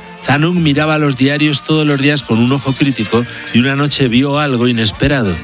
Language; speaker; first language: Spanish; native; Spanish